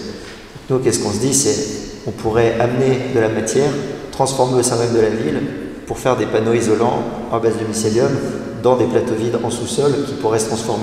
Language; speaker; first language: French; native; French